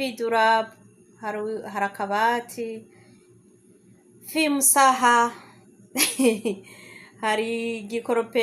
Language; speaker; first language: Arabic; non-native, fluent; Rundi